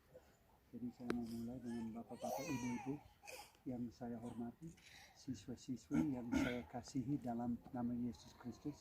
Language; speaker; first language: Indonesian; non-native, fluent; English